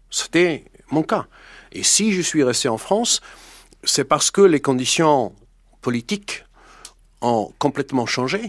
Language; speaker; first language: French; non-native, fluent; Persian